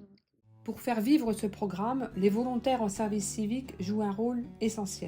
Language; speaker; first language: French; native; French